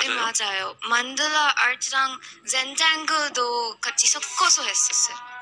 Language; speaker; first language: Korean; non-native, fluent; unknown